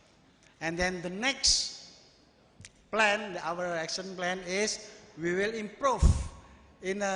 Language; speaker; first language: English; non-native, learner; Indonesian